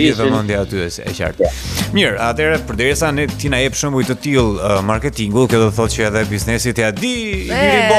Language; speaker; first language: Albanian; native; Albanian